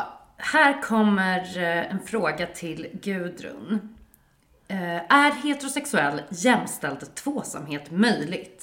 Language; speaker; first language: Swedish; native; Swedish